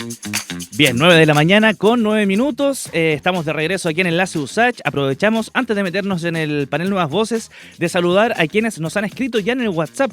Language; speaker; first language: Spanish; native; Spanish